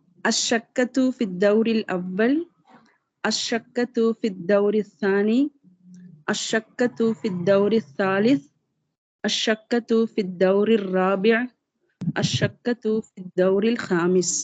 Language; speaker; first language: Arabic; non-native, learner; Tamil